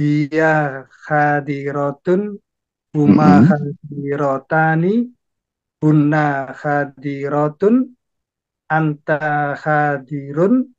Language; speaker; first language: Arabic; non-native, learner; Indonesian